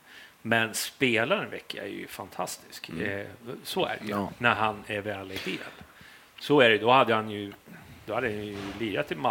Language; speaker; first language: Swedish; native; Swedish